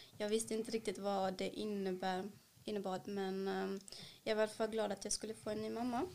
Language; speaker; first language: Swedish; early bilingual, other home language; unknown